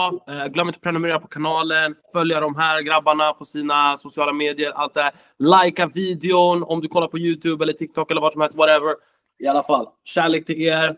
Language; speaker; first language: Swedish; native; Swedish